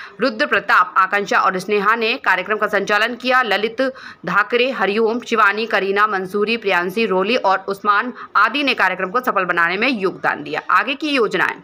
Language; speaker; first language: Hindi; native; Hindi